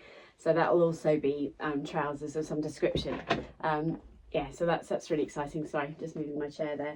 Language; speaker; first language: English; native; English